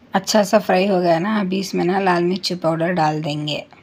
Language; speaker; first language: Hindi; non-native, local second language; Urdu